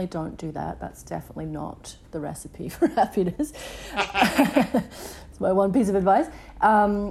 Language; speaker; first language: English; native; English